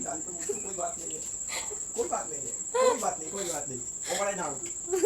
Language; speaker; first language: Hindi; non-native, local second language; Bangla